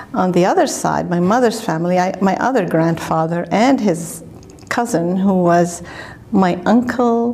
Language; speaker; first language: English; non-native, fluent; Arabic